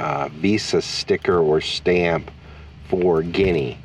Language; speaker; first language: English; native; English